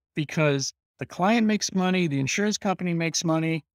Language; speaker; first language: English; native; English